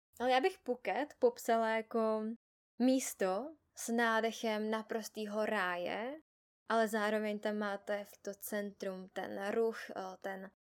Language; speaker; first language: Czech; native; Czech